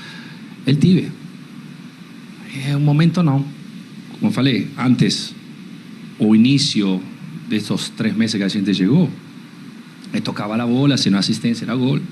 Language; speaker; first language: Portuguese; non-native, learner; Spanish